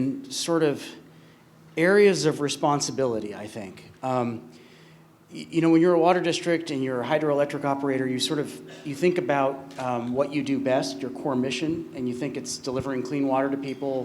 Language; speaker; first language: English; native; English